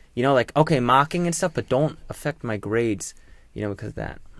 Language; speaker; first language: English; native; English